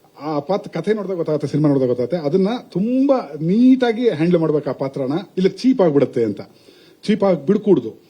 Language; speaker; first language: Kannada; native; Kannada